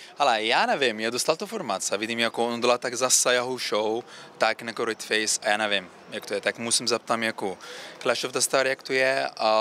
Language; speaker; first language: Czech; non-native, learner; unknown